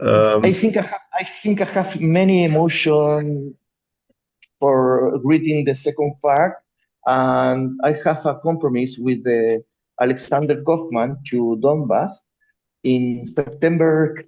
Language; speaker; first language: English; non-native, learner; Spanish